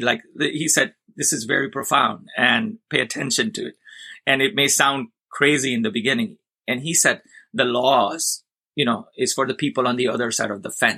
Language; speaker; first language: English; non-native, local second language; Gujarati